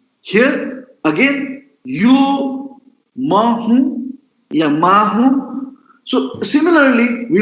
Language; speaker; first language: English; non-native, local second language; Nepali